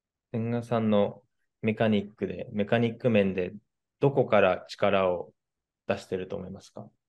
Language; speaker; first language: Japanese; native; Japanese